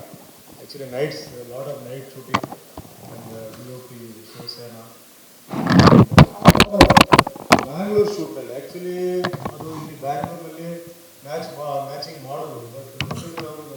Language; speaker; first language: Kannada; non-native, fluent; Tulu